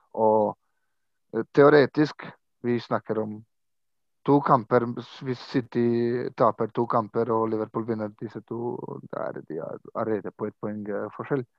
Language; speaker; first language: Norwegian; non-native, fluent; Croatian